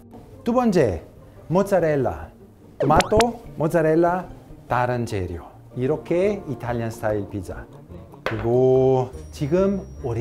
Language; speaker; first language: Korean; non-native, learner; Italian